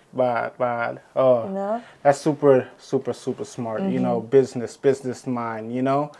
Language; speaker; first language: English; native; English